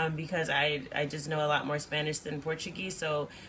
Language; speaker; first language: English; native; English